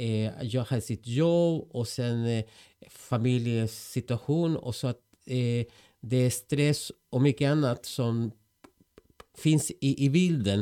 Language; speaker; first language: Swedish; non-native, fluent; Spanish